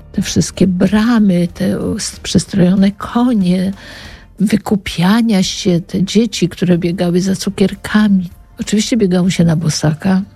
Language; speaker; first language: Polish; native; Polish